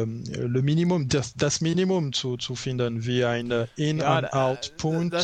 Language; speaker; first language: German; non-native, learner; French